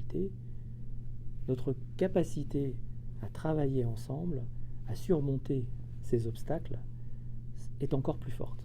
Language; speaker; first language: French; native; French